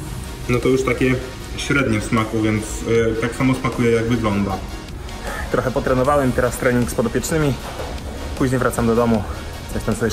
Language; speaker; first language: Polish; native; Polish